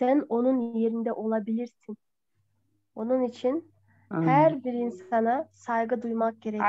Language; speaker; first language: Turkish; non-native, fluent; Kyrgyz